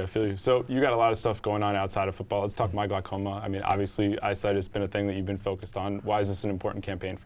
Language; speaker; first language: English; native; English